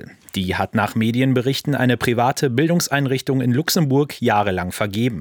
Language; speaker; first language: German; native; German